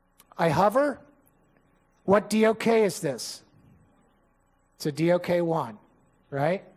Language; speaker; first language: English; native; English